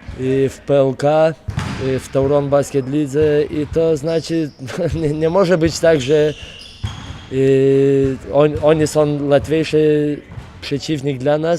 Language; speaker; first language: Polish; non-native, fluent; Lithuanian